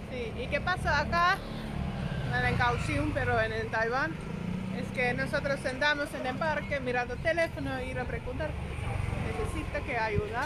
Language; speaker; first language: Spanish; non-native, learner; Finnish